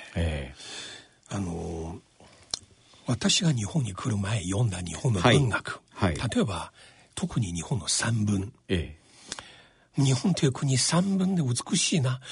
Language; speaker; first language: Japanese; non-native, fluent; Chinese